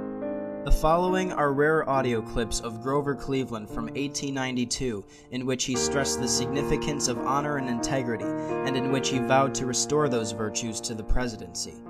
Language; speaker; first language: English; native; English